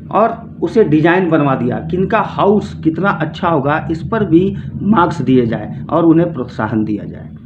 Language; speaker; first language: Hindi; native; Hindi